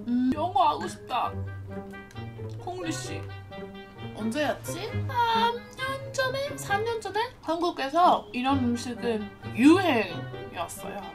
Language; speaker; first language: Korean; non-native, learner; English